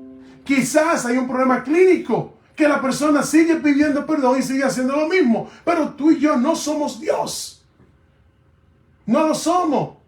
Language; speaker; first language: Spanish; native; Spanish